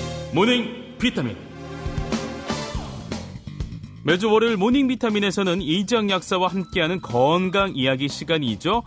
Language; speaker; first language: Korean; native; Korean